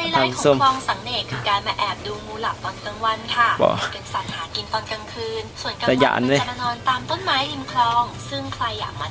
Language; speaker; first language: Thai; native; Thai